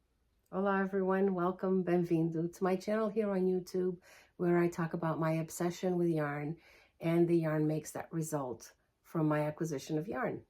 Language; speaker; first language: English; early bilingual, other home language; Portuguese